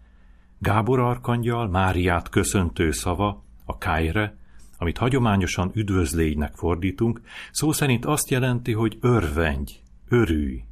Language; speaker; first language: Hungarian; native; Hungarian